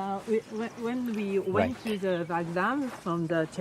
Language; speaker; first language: English; non-native, learner; Japanese